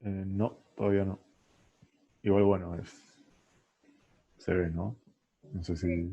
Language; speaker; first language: Spanish; native; Spanish